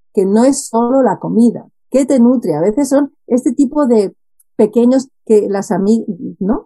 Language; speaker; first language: Spanish; native; Spanish